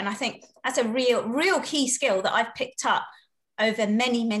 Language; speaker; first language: English; native; English